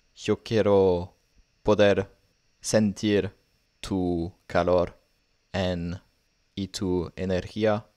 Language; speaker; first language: Spanish; non-native, learner; French